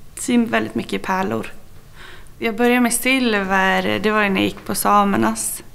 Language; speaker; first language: Swedish; native; Swedish